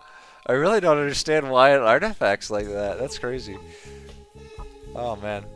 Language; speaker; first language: English; native; English